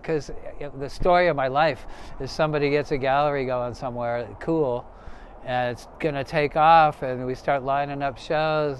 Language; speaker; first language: English; native; English